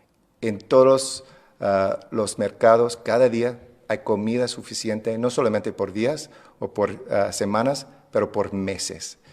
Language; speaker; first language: Spanish; non-native, fluent; English